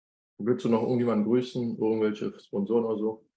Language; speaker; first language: German; native; German